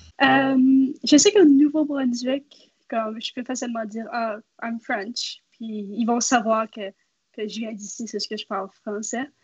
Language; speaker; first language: French; native; French